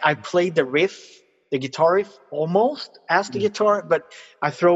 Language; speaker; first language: English; non-native, fluent; Swedish